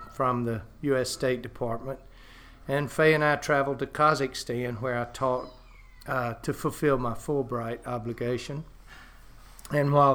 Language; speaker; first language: English; native; English